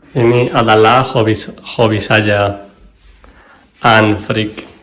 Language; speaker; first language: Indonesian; non-native, learner; Spanish